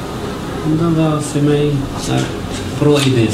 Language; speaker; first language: Swedish; non-native, learner; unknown